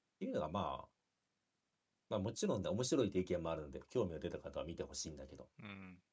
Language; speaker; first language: Japanese; native; Japanese